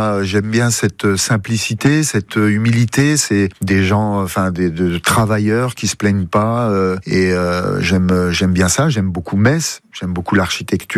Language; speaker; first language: French; native; French